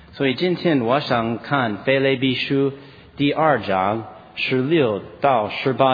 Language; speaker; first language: Chinese; non-native, fluent; English